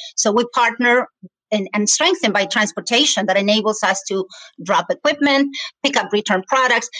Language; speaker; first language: English; non-native, fluent; Spanish